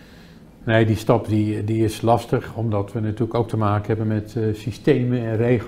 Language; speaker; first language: Dutch; native; Dutch